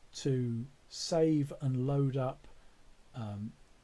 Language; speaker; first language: English; native; English